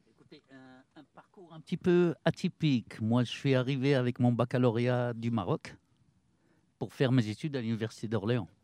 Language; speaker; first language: French; non-native, local second language; Arabic